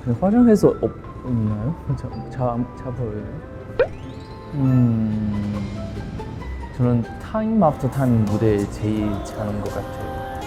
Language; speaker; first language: Korean; non-native, learner; Chinese